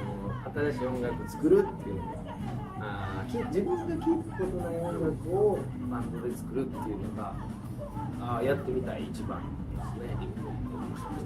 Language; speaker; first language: Japanese; native; Japanese